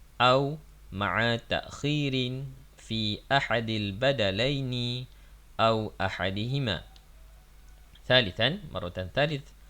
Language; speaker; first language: Arabic; non-native, fluent; Malay